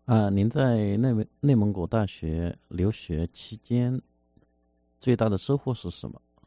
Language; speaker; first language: Chinese; native; Chinese